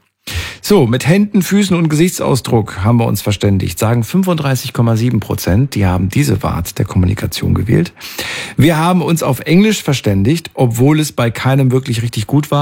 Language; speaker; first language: German; native; German